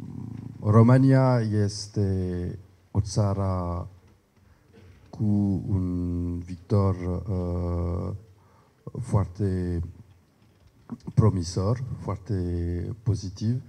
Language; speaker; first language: Romanian; non-native, learner; French